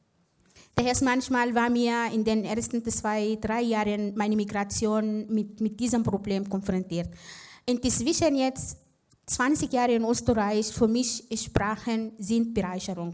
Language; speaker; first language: German; non-native, fluent; Arabic